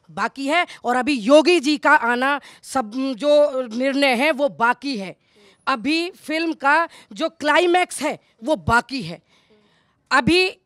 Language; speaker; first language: Hindi; native; Hindi